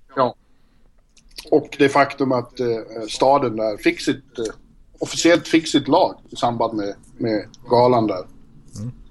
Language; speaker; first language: Swedish; native; Swedish